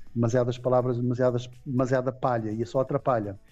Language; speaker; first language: Portuguese; non-native, local second language; Kabuverdianu